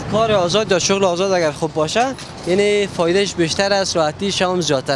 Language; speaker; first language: Persian; native; Persian